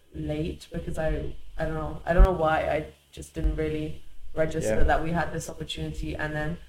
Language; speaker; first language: English; early bilingual, other home language; Hungarian